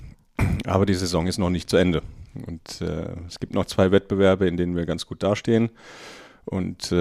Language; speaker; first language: German; native; German